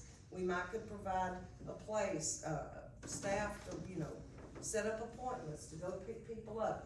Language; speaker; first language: English; native; English